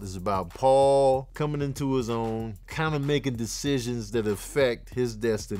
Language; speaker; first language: English; native; English